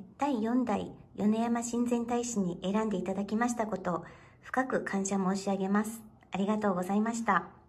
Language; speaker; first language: Japanese; non-native, fluent; English